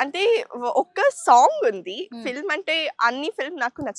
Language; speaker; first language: Telugu; non-native, learner; Kannada